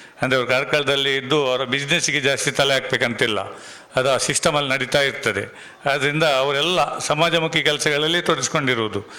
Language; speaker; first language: Kannada; non-native, local second language; Tulu